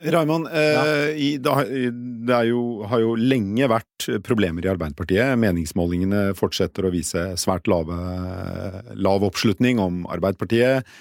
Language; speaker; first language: Norwegian; native; Norwegian